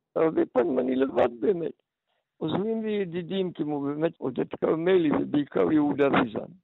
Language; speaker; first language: Hebrew; early bilingual, other home language; Polish